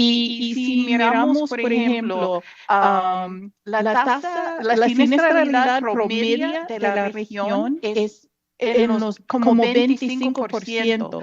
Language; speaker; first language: Spanish; non-native, fluent; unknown